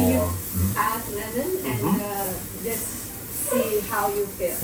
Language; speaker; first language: English; non-native, learner; Japanese